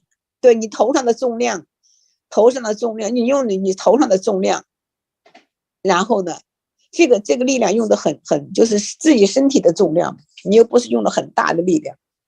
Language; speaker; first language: Chinese; native; Chinese